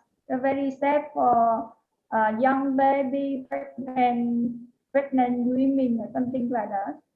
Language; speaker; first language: English; non-native, learner; Vietnamese